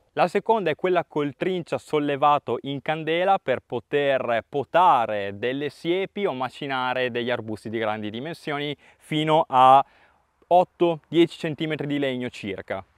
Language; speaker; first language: Italian; native; Italian